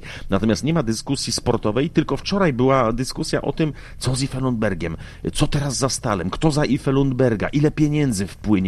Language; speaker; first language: Polish; native; Polish